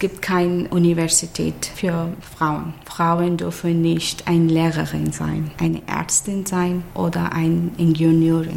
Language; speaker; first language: German; non-native, learner; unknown